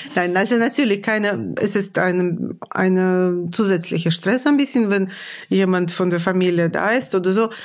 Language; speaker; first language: German; non-native, fluent; Russian